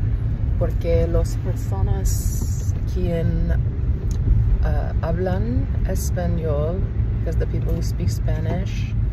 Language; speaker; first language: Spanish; non-native, learner; English